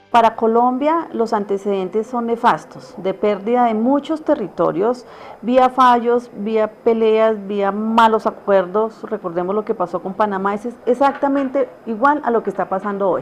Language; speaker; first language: Spanish; native; Spanish